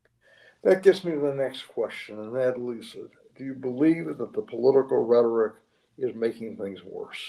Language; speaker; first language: English; native; English